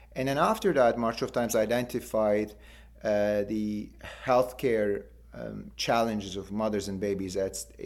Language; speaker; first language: English; non-native, fluent; Turkish